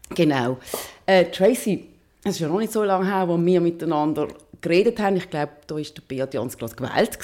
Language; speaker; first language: German; native; German